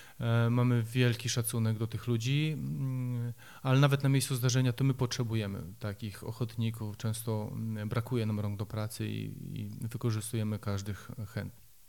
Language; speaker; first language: Polish; native; Polish